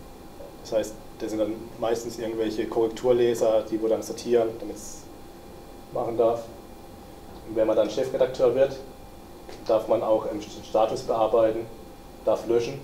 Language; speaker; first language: German; native; German